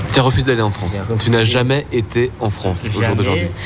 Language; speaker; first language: French; native; French